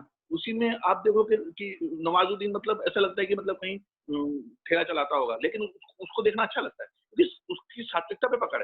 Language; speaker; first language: Hindi; native; Hindi